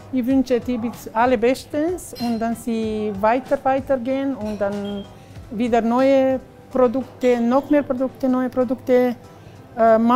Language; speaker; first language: German; non-native, learner; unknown